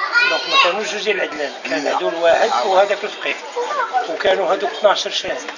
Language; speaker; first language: Arabic; native; Arabic